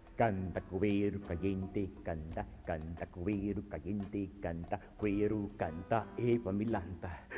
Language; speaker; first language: English; non-native, fluent; Papiamento